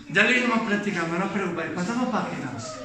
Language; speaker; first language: Spanish; native; Spanish